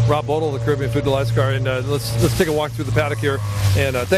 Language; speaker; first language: English; native; English